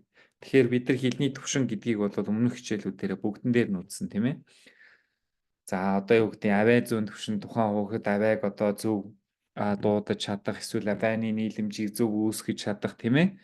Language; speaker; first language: Mongolian; native; Mongolian